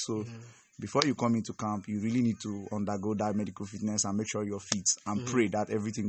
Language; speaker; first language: English; non-native, local second language; Igbo